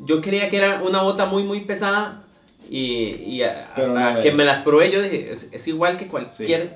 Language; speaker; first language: Spanish; native; Spanish